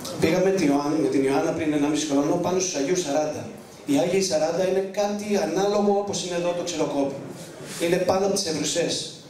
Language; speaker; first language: Greek; native; Greek